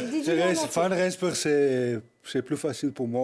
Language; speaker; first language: French; non-native, learner; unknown